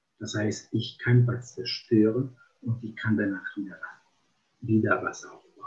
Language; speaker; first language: German; non-native, fluent; Italian